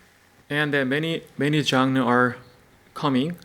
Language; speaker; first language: English; non-native, learner; Korean